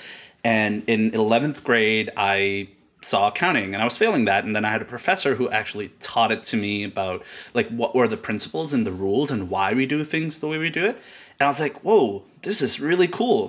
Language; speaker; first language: English; non-native, local second language; Urdu